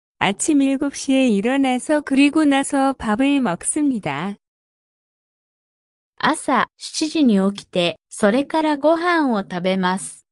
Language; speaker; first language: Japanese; non-native, fluent; Korean